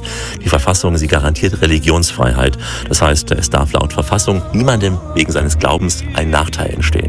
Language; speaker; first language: German; native; German